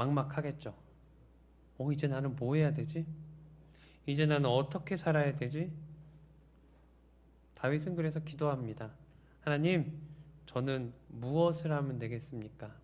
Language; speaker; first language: Korean; native; Korean